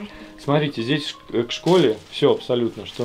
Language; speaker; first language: Russian; native; Russian